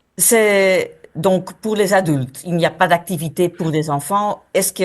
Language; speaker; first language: French; non-native, local second language; Dutch